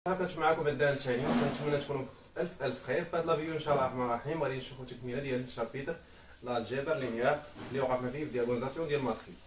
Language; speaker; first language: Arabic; native; Arabic